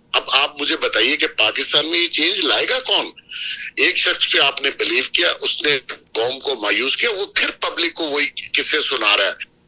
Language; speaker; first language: Urdu; native; Urdu